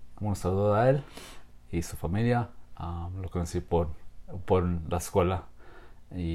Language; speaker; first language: Spanish; non-native, fluent; English